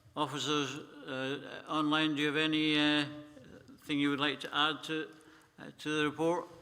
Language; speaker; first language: English; native; English